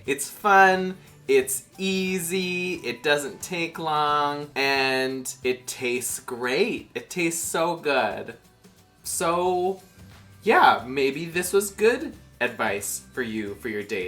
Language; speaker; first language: English; native; English